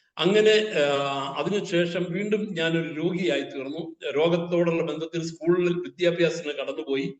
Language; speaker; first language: Malayalam; native; Malayalam